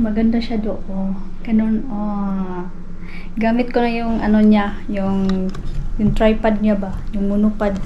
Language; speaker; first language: Filipino; non-native, local second language; Cebuano